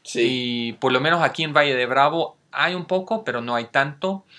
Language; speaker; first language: Spanish; non-native, fluent; English